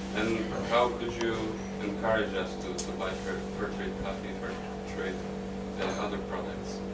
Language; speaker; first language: English; non-native, fluent; Polish